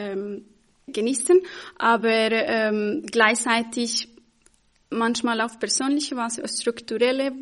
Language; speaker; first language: German; non-native, fluent; Spanish